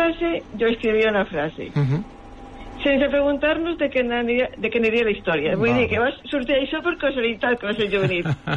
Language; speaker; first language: Catalan; native; Catalan